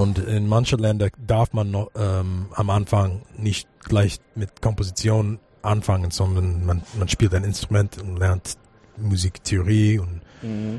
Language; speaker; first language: German; non-native, fluent; English